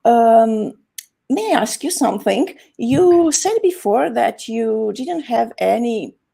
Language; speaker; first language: English; non-native, fluent; Romanian